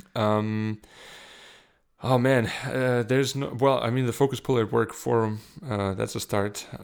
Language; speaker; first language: English; non-native, fluent; German